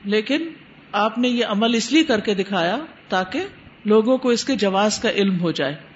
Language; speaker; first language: Urdu; native; Urdu